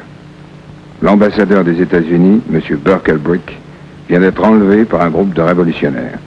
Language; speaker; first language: French; native; French